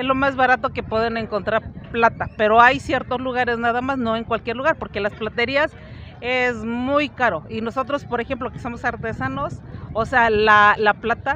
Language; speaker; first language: Spanish; native; Spanish